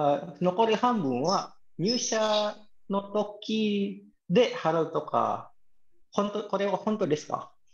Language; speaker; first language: Japanese; non-native, fluent; Indonesian